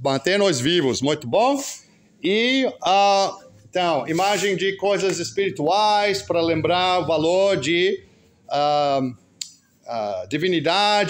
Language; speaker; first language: Portuguese; non-native, fluent; English